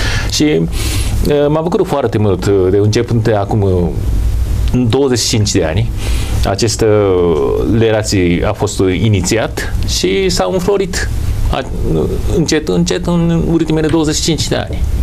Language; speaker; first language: Romanian; non-native, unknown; Japanese